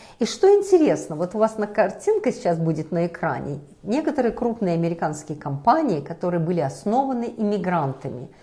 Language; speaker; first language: Russian; native; Russian